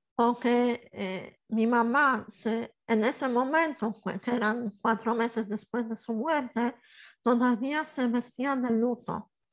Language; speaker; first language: Spanish; non-native, fluent; Polish